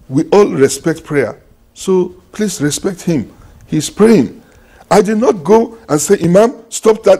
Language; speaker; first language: English; non-native, local second language; Yoruba